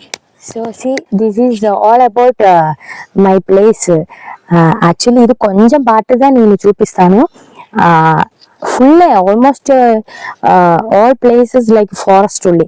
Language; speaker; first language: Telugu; non-native, learner; Malayalam